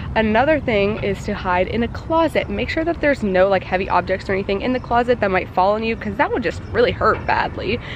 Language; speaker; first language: English; native; English